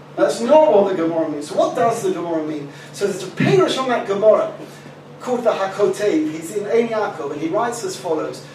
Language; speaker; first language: English; native; English